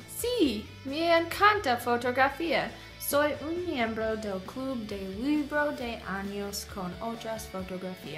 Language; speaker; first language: Spanish; non-native, learner; English